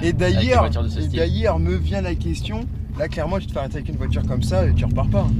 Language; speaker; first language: French; native; French